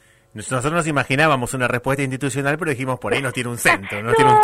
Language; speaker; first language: Spanish; native; Spanish